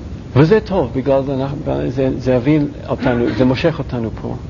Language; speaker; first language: Hebrew; non-native, learner; English